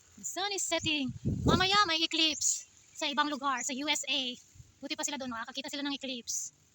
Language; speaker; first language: Filipino; non-native, local second language; Hiligaynon